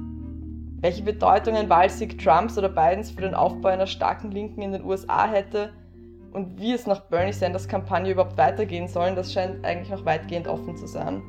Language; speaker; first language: German; native; German